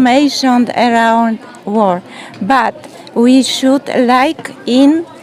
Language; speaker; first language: English; non-native, learner; Polish